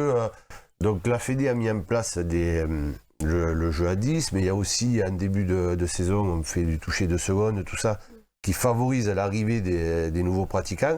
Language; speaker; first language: French; native; French